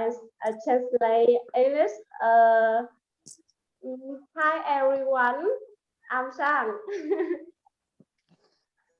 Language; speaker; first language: English; non-native, learner; Vietnamese